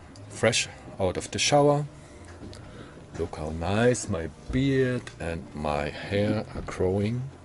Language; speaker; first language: English; non-native, fluent; German